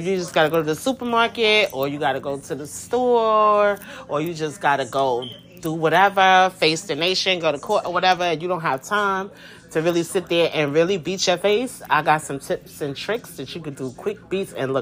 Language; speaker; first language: English; native; English